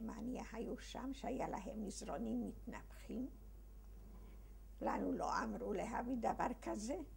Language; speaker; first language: Hebrew; early bilingual, other home language; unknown